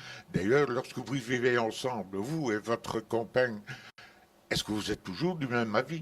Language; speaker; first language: French; native; French